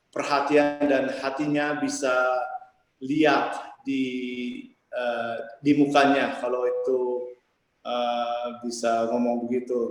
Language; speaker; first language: Indonesian; early bilingual, heritage; English